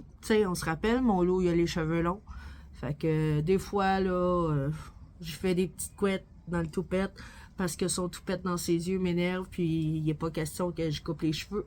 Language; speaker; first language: French; native; French